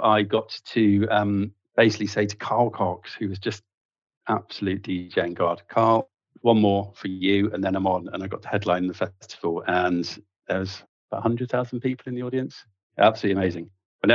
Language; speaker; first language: English; native; English